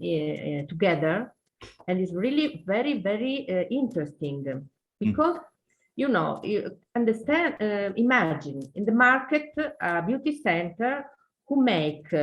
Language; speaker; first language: English; non-native, learner; Italian